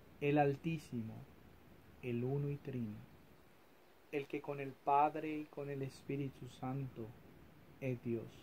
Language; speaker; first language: Spanish; native; Spanish